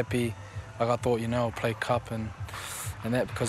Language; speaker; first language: English; native; English